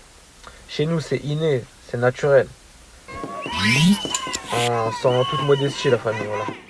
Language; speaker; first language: French; native; French